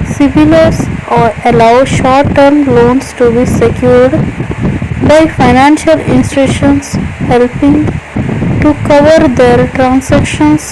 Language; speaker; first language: English; non-native, local second language; Kannada